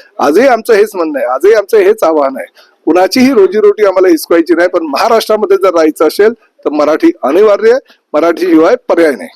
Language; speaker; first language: Marathi; native; Marathi